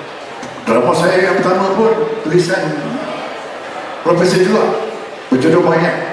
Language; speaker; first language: Malay; native; Malay